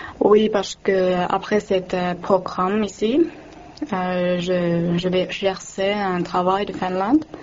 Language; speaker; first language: French; non-native, learner; Finnish